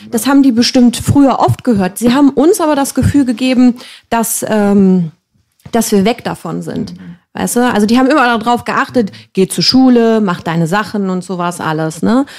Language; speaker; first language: German; early bilingual, other home language; Polish